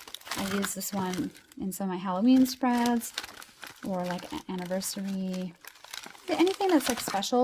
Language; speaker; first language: English; native; English